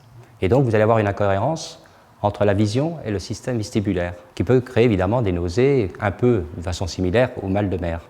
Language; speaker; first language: French; native; French